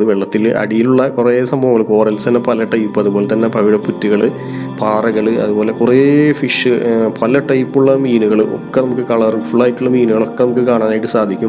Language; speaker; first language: Malayalam; native; Malayalam